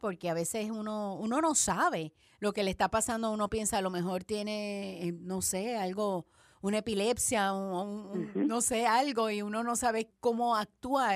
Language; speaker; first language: Spanish; native; Spanish